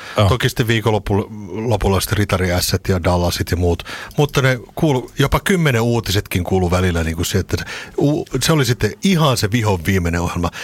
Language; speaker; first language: Finnish; native; Finnish